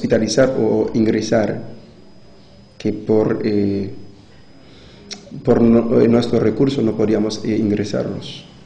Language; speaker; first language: Spanish; non-native, fluent; Haitian Creole